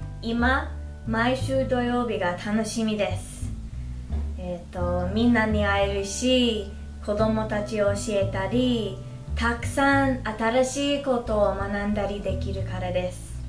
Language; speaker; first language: Japanese; non-native, learner; English